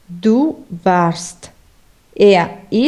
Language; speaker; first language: German; non-native, learner; Spanish